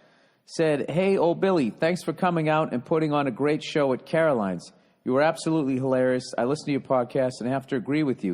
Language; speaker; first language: English; native; English